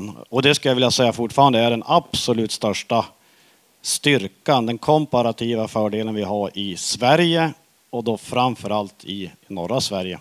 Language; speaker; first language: Swedish; native; Swedish